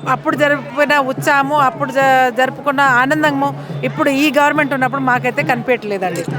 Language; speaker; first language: Telugu; non-native, local second language; Lambadi